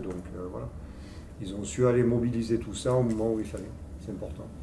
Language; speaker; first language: French; native; French